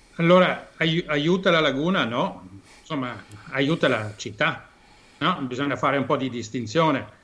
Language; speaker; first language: Italian; non-native, fluent; German